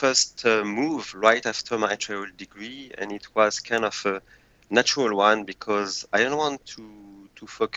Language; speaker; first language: English; non-native, fluent; French